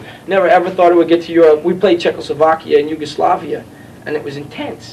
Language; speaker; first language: English; native; English